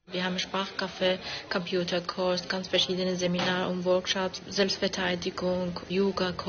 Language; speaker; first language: German; non-native, learner; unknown